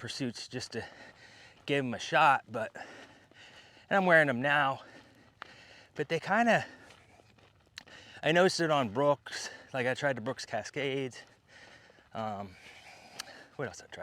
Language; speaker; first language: English; native; English